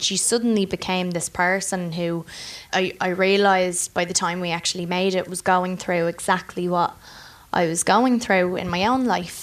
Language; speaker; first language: English; native; English